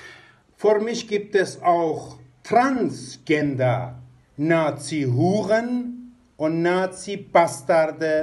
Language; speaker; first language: German; non-native, fluent; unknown